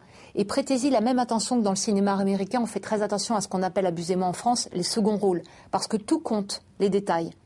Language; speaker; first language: French; native; French